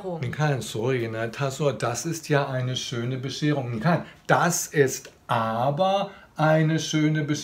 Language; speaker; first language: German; non-native, fluent; Chinese